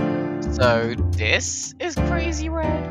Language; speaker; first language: English; native; English